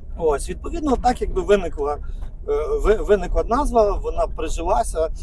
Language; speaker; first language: Ukrainian; native; Ukrainian